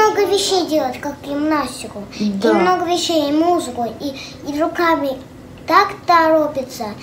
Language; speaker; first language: Russian; early bilingual, heritage; English